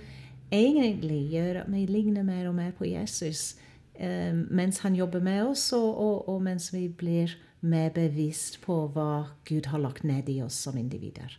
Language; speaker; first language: Norwegian; non-native, fluent; English